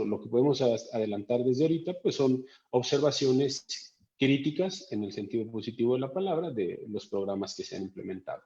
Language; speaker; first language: Spanish; native; Spanish